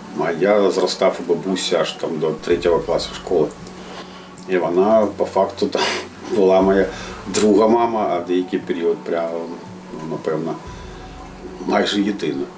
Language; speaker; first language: Ukrainian; non-native, local second language; Russian